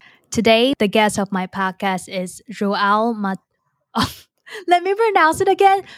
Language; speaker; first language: English; non-native, fluent; Chinese